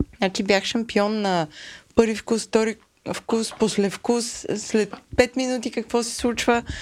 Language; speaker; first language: Bulgarian; native; Bulgarian